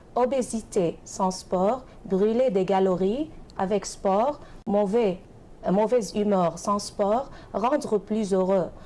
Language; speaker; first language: French; non-native, fluent; Arabic